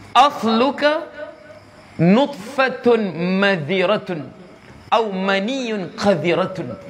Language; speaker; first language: Arabic; non-native, fluent; Malay